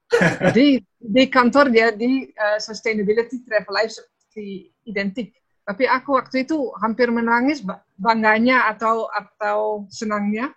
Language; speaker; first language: Indonesian; non-native, fluent; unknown